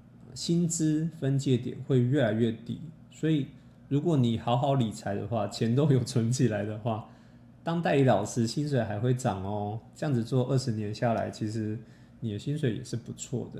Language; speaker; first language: Chinese; native; Chinese